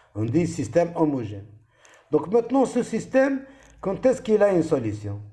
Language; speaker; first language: French; non-native, local second language; Arabic